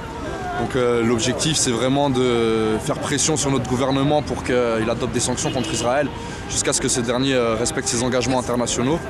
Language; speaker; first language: French; native; French